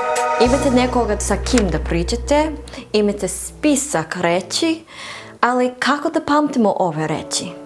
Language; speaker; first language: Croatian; non-native, fluent; English